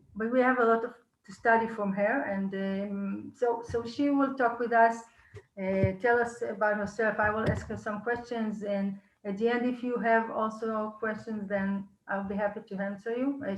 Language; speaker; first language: English; non-native, fluent; Hebrew